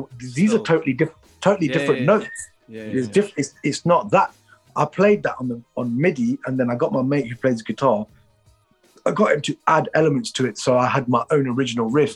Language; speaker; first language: English; native; English